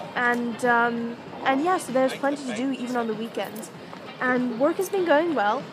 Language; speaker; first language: English; native; English